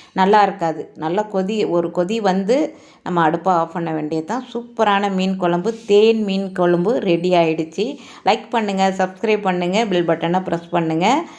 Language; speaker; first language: Tamil; native; Tamil